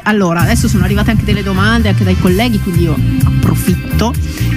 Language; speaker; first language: Italian; native; Italian